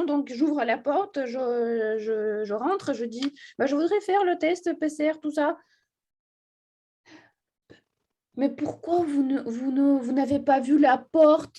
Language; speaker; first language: French; non-native, fluent; Russian